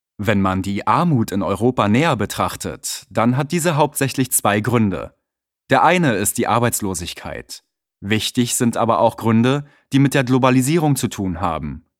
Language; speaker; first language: German; native; German